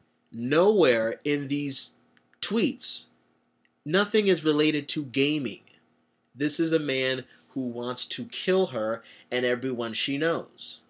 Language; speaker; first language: English; native; English